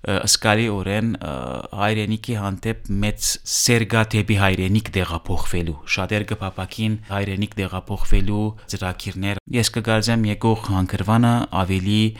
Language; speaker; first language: Armenian; early bilingual, heritage; Armenian